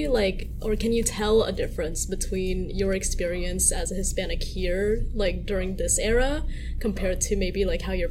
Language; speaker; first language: English; native; English